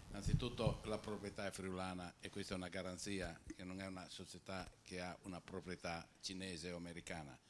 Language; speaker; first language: Italian; native; Italian